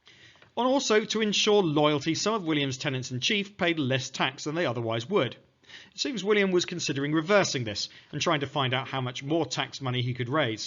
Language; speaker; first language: English; native; English